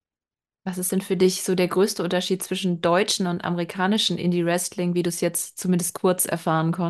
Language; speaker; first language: German; native; German